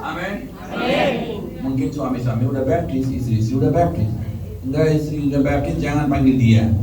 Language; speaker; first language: Indonesian; non-native, learner; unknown